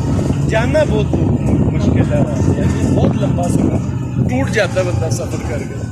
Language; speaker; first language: Hindi; non-native, local second language; Punjabi